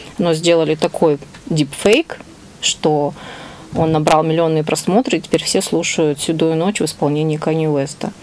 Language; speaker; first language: Russian; native; Russian